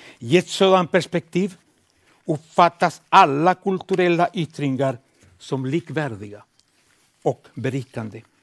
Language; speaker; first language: Swedish; non-native, fluent; Spanish